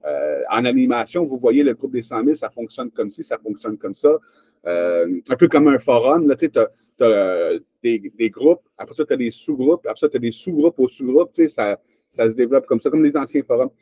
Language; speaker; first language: French; native; French